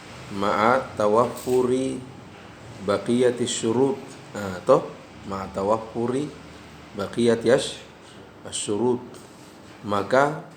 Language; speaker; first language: Arabic; non-native, fluent; Indonesian